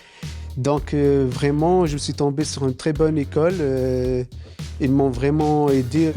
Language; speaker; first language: French; non-native, learner; Arabic